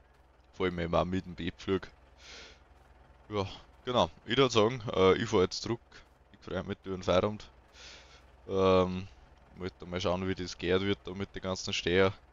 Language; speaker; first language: German; native; German